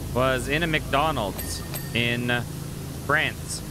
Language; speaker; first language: English; native; English